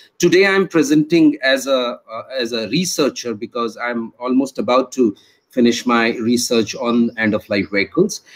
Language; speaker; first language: English; non-native, local second language; Hindi